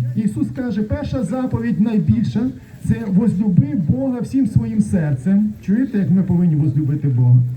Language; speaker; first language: Ukrainian; non-native, local second language; Russian